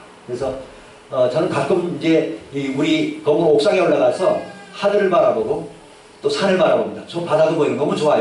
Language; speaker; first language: Korean; native; Korean